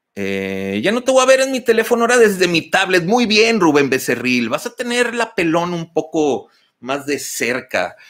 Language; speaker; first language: Spanish; native; Spanish